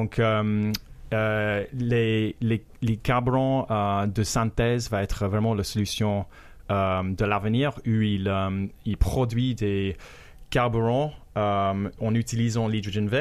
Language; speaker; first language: French; non-native, fluent; English